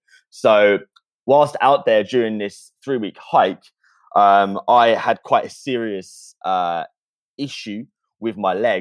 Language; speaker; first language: English; native; English